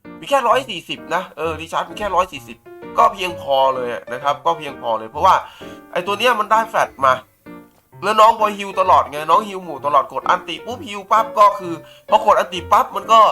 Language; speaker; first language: Thai; native; Thai